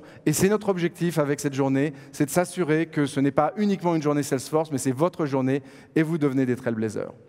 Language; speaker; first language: French; native; French